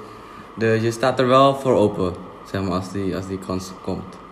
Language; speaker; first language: Dutch; non-native, fluent; Indonesian